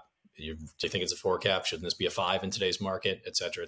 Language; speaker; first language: English; native; English